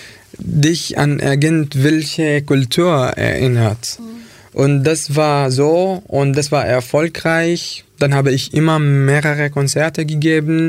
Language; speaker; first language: German; non-native, fluent; Arabic